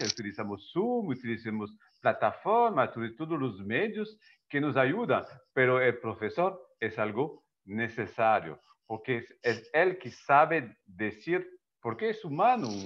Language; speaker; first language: Spanish; non-native, fluent; French